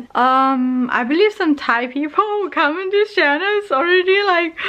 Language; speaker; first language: English; non-native, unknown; Thai